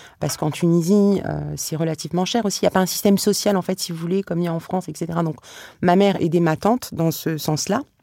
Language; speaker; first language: French; early bilingual, other home language; Arabic